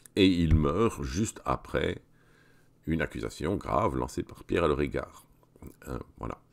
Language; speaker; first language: French; native; French